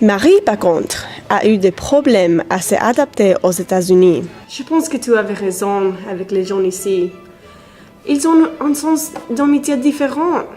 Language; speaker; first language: French; non-native, learner; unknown